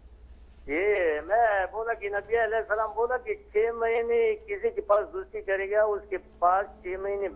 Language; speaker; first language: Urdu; non-native, learner; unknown